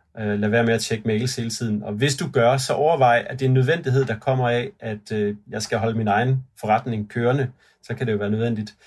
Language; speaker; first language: Danish; native; Danish